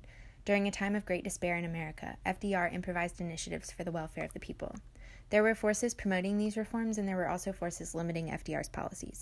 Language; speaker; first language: English; native; English